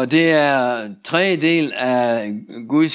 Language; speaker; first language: Danish; non-native, fluent; Russian